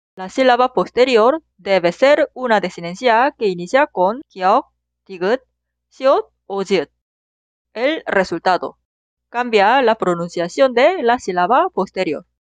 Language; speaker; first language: Spanish; non-native, fluent; Korean